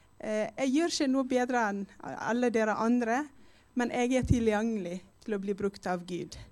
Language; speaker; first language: Norwegian; non-native, fluent; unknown